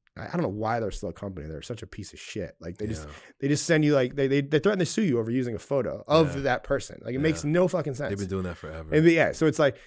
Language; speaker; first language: English; native; English